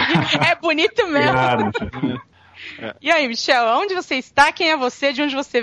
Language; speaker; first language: Portuguese; native; Portuguese